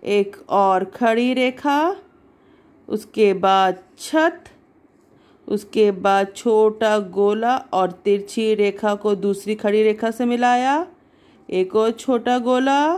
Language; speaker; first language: Hindi; native; Hindi